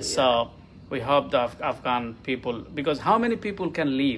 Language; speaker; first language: English; non-native, fluent; Bangla